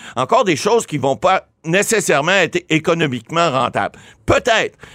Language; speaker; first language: French; native; French